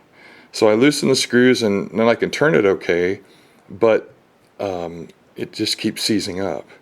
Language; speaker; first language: English; native; English